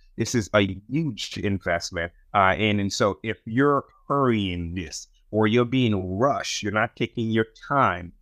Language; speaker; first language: English; non-native, fluent; Haitian Creole